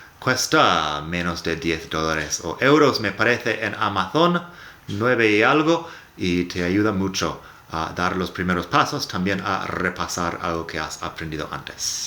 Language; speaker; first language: Spanish; non-native, fluent; English